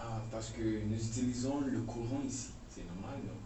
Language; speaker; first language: French; non-native, fluent; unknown